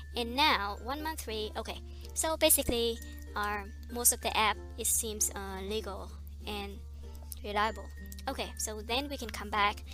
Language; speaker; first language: English; non-native, fluent; Vietnamese